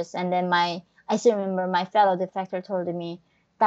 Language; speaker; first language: English; non-native, fluent; Korean